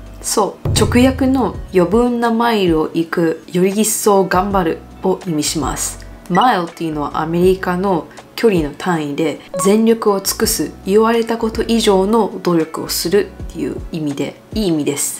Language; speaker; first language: Japanese; early bilingual, other home language; English